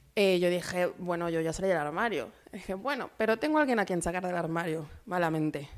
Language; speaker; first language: Spanish; native; Spanish